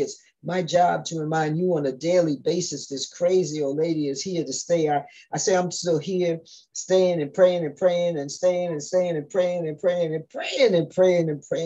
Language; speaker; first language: English; early bilingual, other home language; Spanish